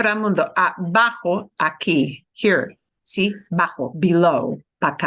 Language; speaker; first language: Spanish; non-native, fluent; English